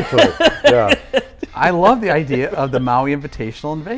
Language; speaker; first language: English; native; English